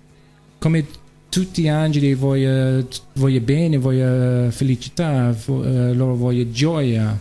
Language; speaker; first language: Italian; non-native, learner; English